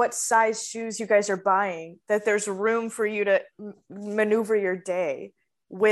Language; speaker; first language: English; native; English